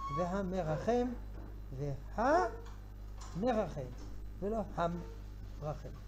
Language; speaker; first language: Hebrew; non-native, fluent; French